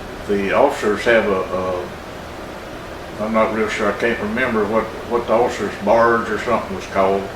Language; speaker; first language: English; native; English